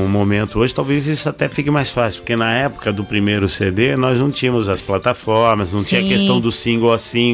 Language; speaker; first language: Portuguese; native; Portuguese